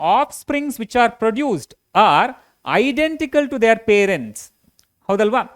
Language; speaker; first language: English; non-native, local second language; Kannada